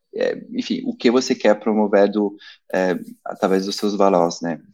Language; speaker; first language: Portuguese; non-native, fluent; French